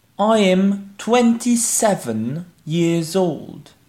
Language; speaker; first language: English; non-native, fluent; French